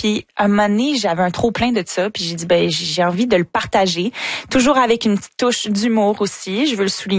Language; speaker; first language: French; native; French